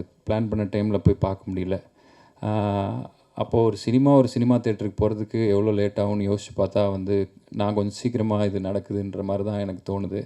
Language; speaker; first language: Tamil; native; Tamil